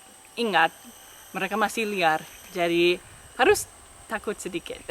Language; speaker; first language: Indonesian; non-native, fluent; English